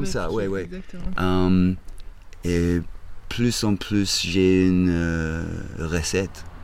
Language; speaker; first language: French; non-native, fluent; English